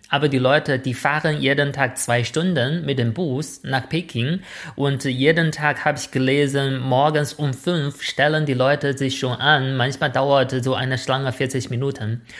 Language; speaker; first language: German; non-native, fluent; Chinese